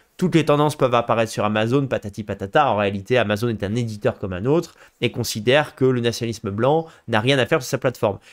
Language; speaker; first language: French; native; French